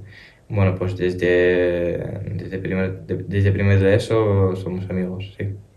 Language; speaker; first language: Spanish; early bilingual, other home language; Ukrainian